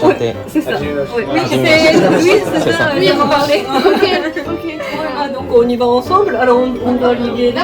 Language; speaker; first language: French; non-native, fluent; Japanese